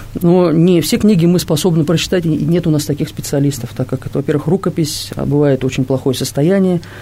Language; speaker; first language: Russian; non-native, local second language; Tatar